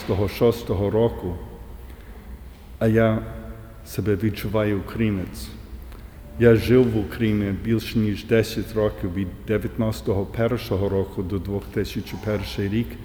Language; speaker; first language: Ukrainian; early bilingual, heritage; English